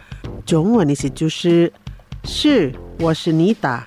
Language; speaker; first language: Chinese; non-native, fluent; Indonesian